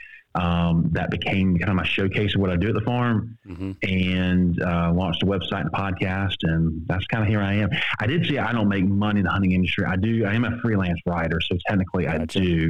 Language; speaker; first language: English; native; English